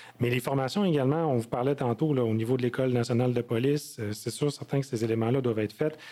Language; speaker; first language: French; native; French